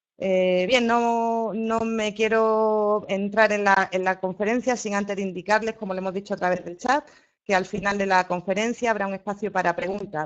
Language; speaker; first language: Spanish; native; Spanish